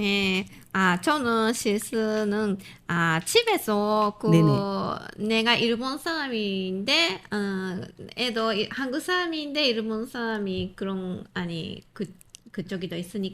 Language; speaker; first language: Korean; non-native, fluent; Japanese